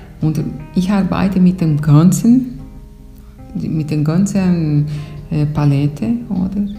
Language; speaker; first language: German; non-native, fluent; Portuguese